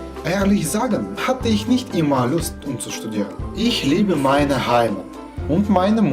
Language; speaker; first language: German; non-native, learner; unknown